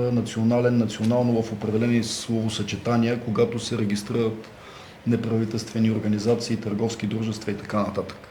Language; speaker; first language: Bulgarian; native; Bulgarian